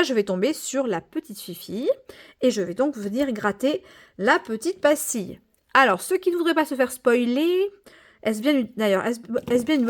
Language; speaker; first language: French; native; French